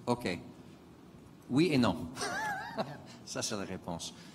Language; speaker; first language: French; non-native, fluent; English